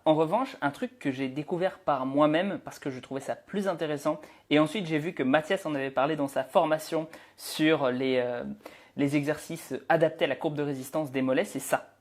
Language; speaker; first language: French; native; French